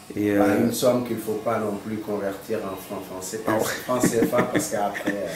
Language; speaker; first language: French; non-native, local second language; Wolof